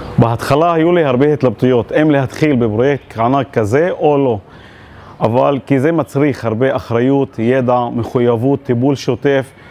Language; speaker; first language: Hebrew; non-native, local second language; Arabic